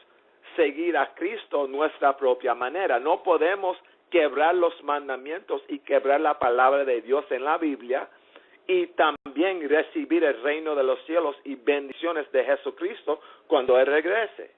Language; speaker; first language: Spanish; early bilingual, heritage; English